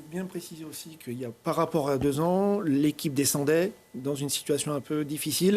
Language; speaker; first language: French; native; French